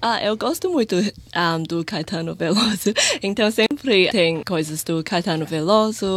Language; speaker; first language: Portuguese; non-native, fluent; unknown